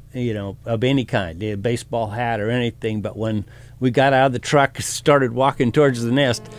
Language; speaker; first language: English; native; English